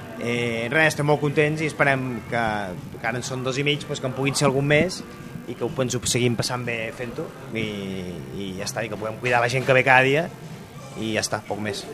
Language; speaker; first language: Catalan; native; Catalan